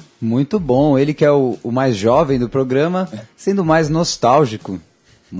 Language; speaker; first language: Portuguese; native; Portuguese